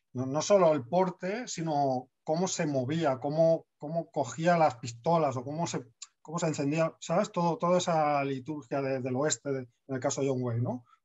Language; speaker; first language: Spanish; native; Spanish